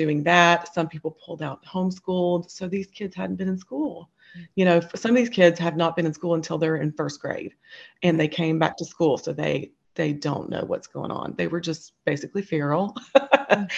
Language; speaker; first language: English; native; English